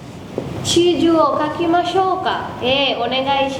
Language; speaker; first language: Japanese; non-native, learner; Bangla